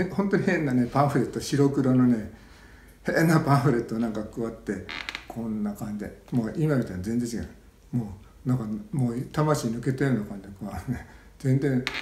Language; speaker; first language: Japanese; native; Japanese